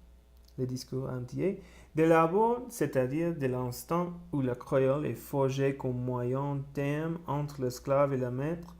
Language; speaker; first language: French; non-native, learner; Spanish